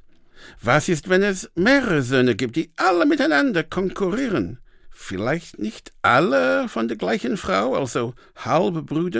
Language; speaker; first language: German; non-native, fluent; English